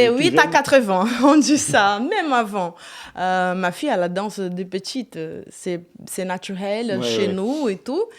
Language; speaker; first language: French; non-native, fluent; Portuguese